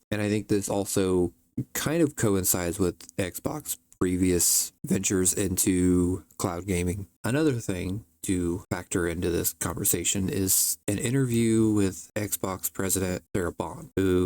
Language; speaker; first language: English; native; English